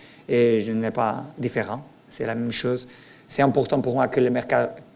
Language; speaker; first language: French; non-native, learner; Portuguese